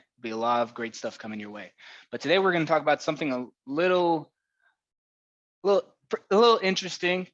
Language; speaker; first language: English; native; English